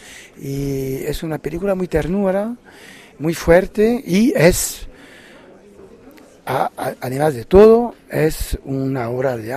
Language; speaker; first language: Spanish; non-native, fluent; French